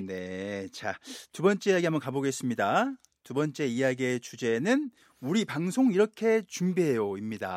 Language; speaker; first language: Korean; native; Korean